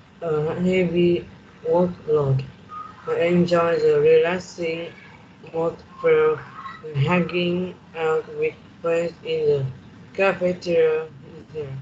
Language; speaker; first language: English; non-native, learner; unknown